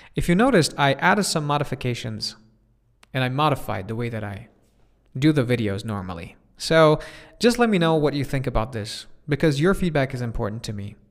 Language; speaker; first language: English; non-native, fluent; Persian